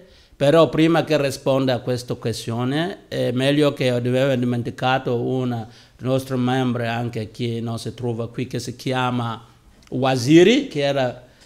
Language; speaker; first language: Italian; non-native, learner; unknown